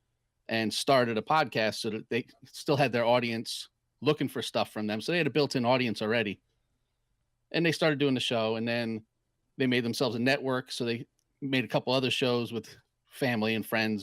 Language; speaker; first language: English; native; English